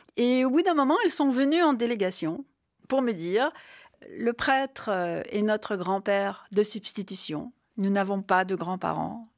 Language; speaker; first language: French; native; French